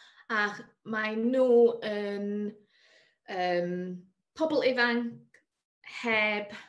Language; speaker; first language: Welsh; non-native, learner; English